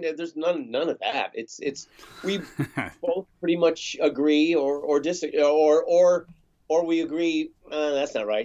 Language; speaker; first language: English; native; English